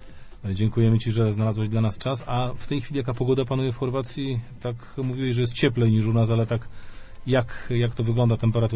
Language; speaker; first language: Polish; native; Polish